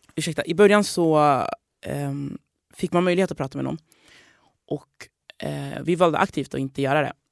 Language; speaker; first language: Swedish; non-native, fluent; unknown